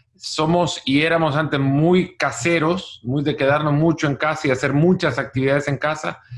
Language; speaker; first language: Spanish; native; Spanish